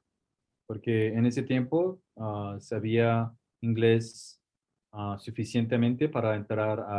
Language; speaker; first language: Spanish; non-native, fluent; Korean